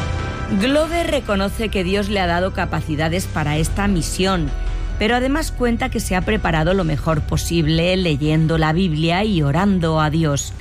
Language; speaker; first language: Spanish; native; Spanish